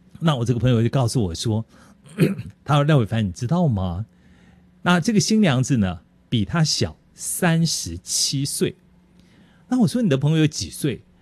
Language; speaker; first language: Chinese; native; Chinese